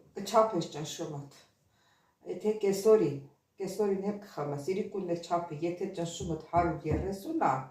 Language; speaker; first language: Armenian; native; Armenian